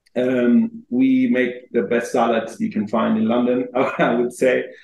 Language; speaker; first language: English; non-native, fluent; Persian